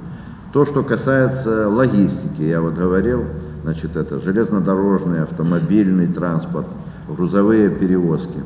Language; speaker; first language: Russian; native; Russian